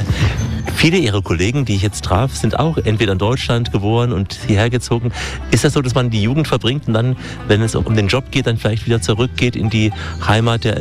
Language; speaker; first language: German; native; German